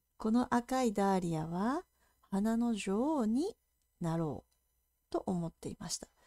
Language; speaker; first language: Japanese; native; Japanese